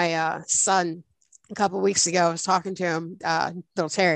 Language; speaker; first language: English; native; English